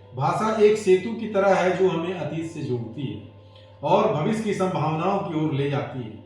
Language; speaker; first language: Hindi; native; Hindi